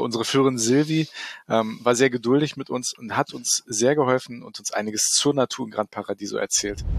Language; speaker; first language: German; native; German